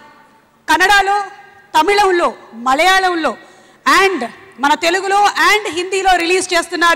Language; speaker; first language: Telugu; native; Telugu